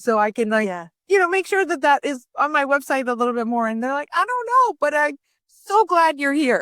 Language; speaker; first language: English; early bilingual, other home language; Persian